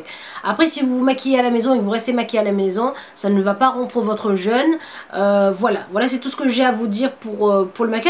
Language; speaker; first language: French; native; French